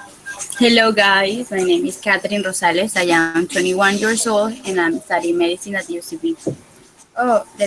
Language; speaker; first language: English; non-native, learner; Spanish